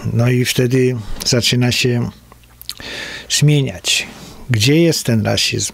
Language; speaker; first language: Polish; native; Polish